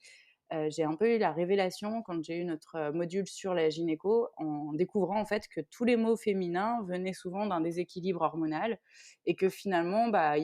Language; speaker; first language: French; native; French